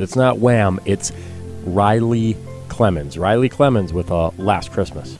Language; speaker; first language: English; native; English